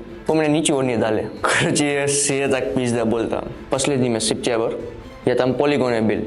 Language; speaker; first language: Russian; non-native, learner; Gujarati